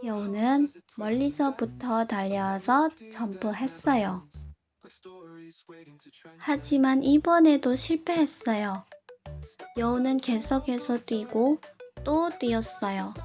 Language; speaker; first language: Korean; non-native, learner; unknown